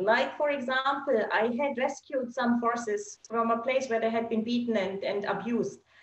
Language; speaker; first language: English; non-native, fluent; German